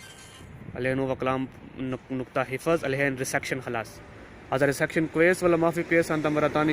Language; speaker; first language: Arabic; non-native, learner; Urdu